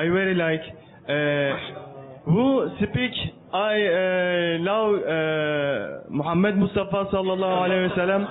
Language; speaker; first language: English; non-native, learner; Turkish